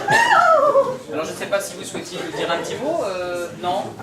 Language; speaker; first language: French; native; French